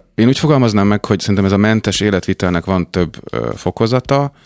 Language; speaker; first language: Hungarian; native; Hungarian